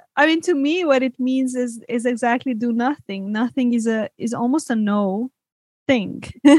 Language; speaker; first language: English; non-native, fluent; Serbian